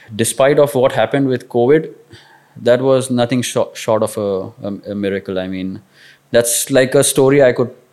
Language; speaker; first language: English; non-native, local second language; Marathi